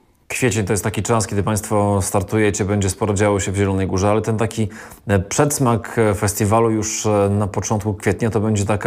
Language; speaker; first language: Polish; native; Polish